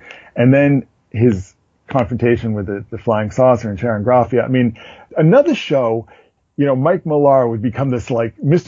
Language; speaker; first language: English; native; English